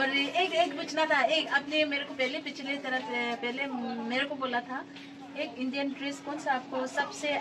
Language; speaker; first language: Hindi; non-native, local second language; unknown